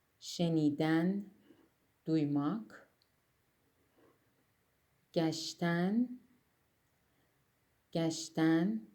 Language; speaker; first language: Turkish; non-native, fluent; Persian